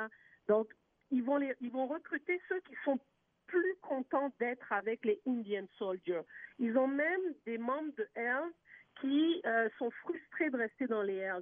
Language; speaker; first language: French; native; French